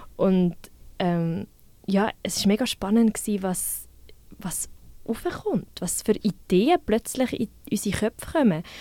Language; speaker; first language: German; native; German